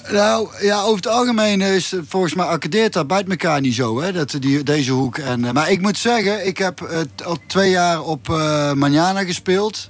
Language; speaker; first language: Dutch; native; Dutch